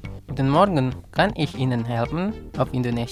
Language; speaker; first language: German; non-native, fluent; Indonesian